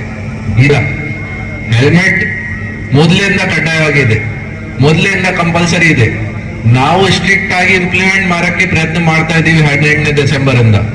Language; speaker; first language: Kannada; non-native, local second language; Hindi